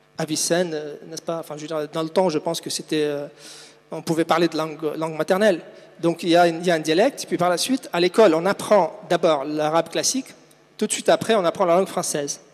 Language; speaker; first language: French; non-native, local second language; Arabic